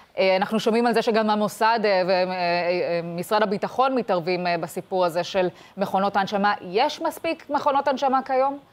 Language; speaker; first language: Hebrew; native; Hebrew